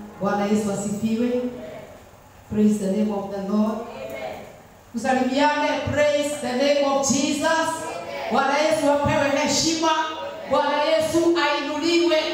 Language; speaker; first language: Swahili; non-native, local second language; Kikuyu